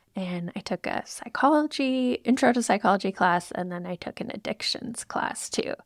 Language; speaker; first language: English; native; English